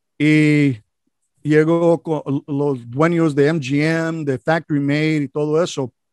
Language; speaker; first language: Spanish; non-native, learner; English